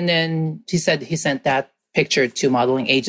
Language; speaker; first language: English; non-native, local second language; Filipino